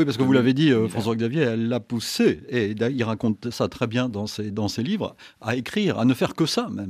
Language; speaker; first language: French; native; French